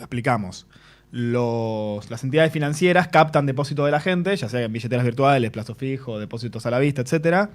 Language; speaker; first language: Spanish; native; Spanish